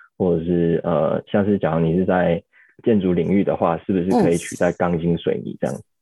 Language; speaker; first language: Chinese; native; Chinese